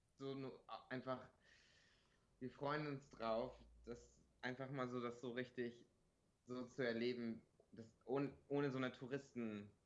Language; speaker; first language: German; native; German